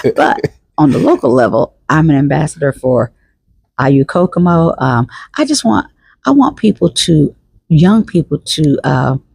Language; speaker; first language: English; native; English